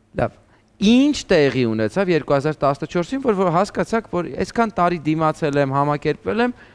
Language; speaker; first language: Armenian; native; Armenian